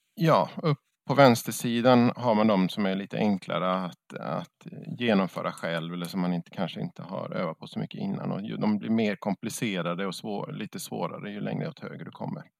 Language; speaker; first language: Swedish; native; Swedish